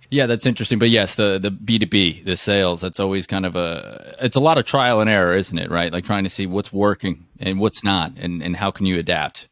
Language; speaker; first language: English; native; English